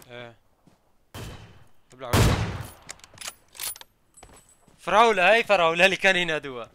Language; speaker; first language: Arabic; native; Arabic